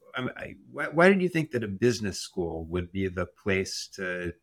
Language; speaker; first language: English; native; English